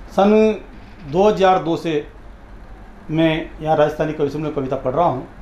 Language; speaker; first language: Hindi; native; Hindi